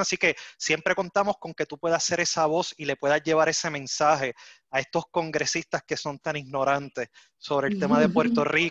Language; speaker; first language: Spanish; native; Spanish